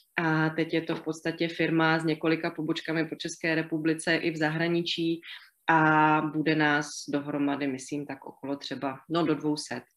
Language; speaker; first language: Czech; native; Czech